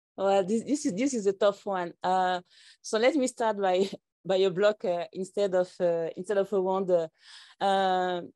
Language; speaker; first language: English; non-native, local second language; French